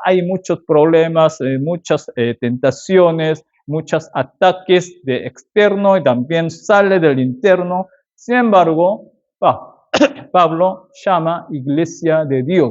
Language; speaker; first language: Spanish; non-native, fluent; Korean